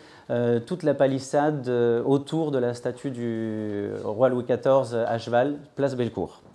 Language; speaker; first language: French; native; French